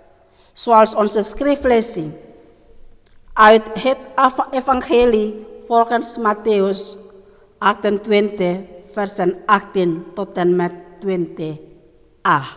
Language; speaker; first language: Dutch; non-native, learner; Indonesian